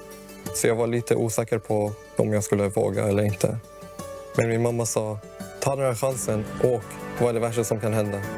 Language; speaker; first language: Swedish; early bilingual, other home language; Persian